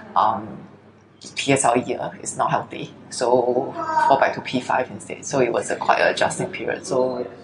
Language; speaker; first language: English; early bilingual, other home language; Chinese